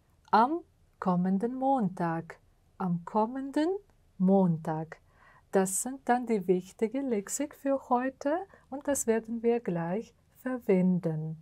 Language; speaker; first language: German; non-native, fluent; Uzbek